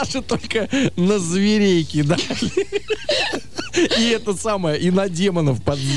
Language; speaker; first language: Russian; native; Russian